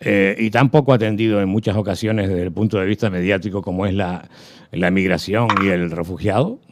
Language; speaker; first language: Spanish; native; Spanish